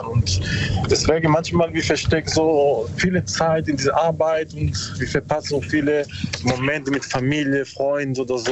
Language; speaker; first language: German; non-native, learner; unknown